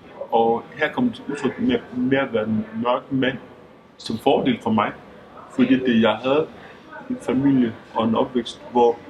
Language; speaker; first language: Danish; early bilingual, other home language; Lingala